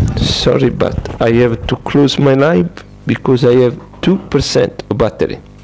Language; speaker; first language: English; non-native, learner; Italian